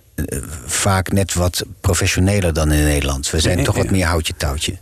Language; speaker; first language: Dutch; non-native, local second language; Low German